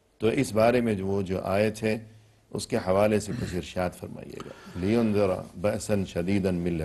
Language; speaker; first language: Urdu; native; Urdu